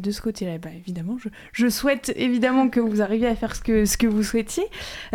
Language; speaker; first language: French; native; French